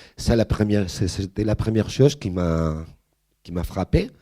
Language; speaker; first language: French; non-native, fluent; Spanish